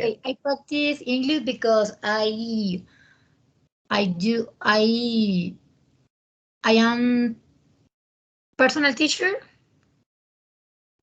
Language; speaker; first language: English; non-native, learner; Spanish